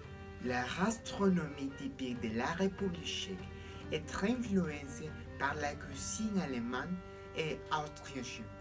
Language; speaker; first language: French; non-native, learner; Spanish